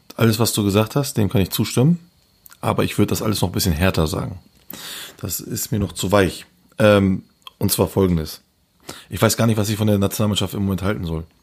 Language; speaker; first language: German; early bilingual, other home language; Turkish